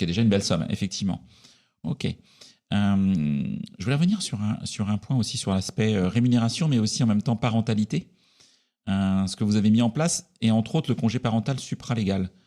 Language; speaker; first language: French; native; French